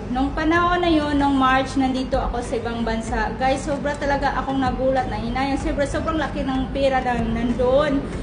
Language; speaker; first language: Filipino; non-native, local second language; Cebuano